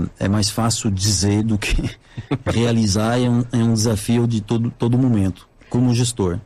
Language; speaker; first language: Portuguese; non-native, fluent; French